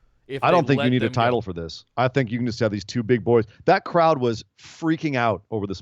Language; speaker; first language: English; native; English